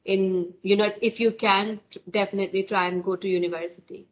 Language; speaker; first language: English; non-native, local second language; Hindi